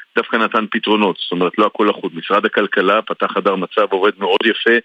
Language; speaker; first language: Hebrew; native; Hebrew